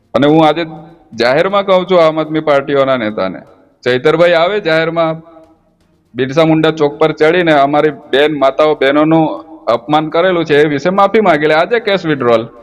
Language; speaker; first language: Gujarati; non-native, local second language; Vasavi